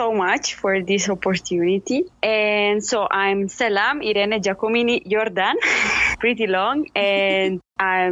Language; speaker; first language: English; non-native, learner; Italian